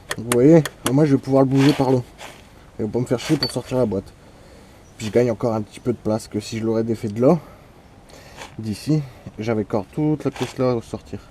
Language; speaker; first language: French; native; French